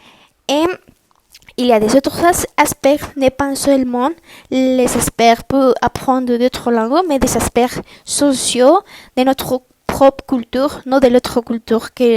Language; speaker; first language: French; non-native, learner; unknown